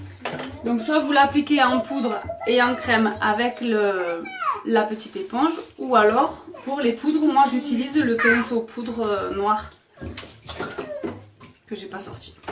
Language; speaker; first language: French; native; French